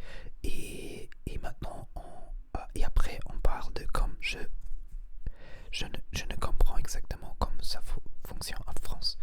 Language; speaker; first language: French; non-native, learner; Spanish